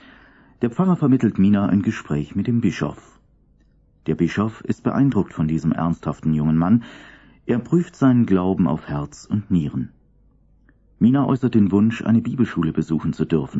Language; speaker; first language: German; native; German